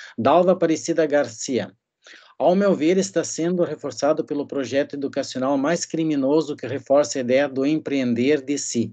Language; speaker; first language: Portuguese; native; Portuguese